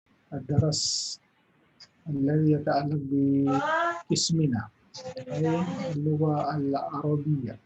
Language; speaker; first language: Arabic; non-native, fluent; Indonesian